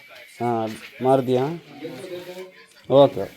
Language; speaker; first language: Hindi; non-native, local second language; Malayalam